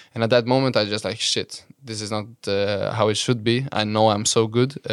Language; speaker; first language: English; non-native, fluent; Norwegian